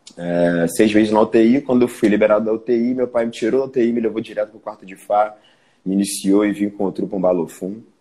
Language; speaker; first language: Portuguese; early bilingual, other home language; Spanish